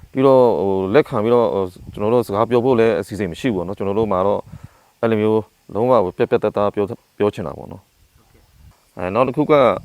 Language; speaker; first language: Burmese; non-native, local second language; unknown